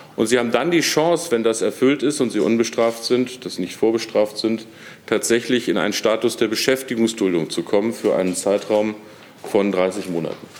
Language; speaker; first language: German; native; German